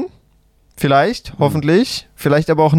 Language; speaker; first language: German; native; German